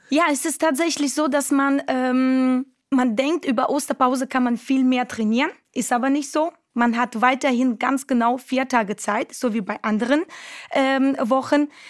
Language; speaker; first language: German; non-native, fluent; Romanian